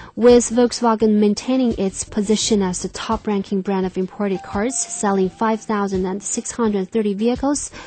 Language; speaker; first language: English; non-native, fluent; Chinese